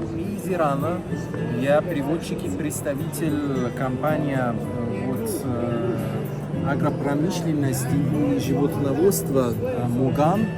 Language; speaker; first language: Russian; non-native, fluent; Persian